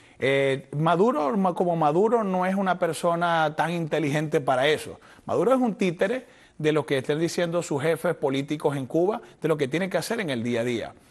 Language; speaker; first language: Spanish; native; Spanish